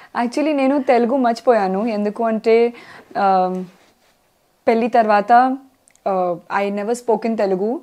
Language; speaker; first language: Telugu; non-native, learner; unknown